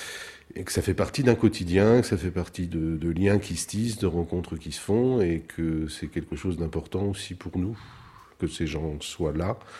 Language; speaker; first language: French; native; French